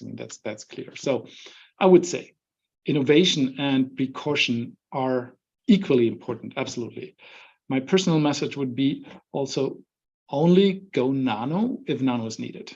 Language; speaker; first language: English; non-native, fluent; German